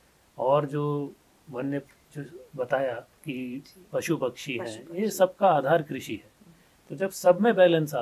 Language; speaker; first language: Hindi; native; Hindi